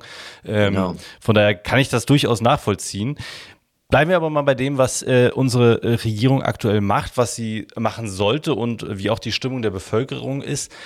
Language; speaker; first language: German; native; German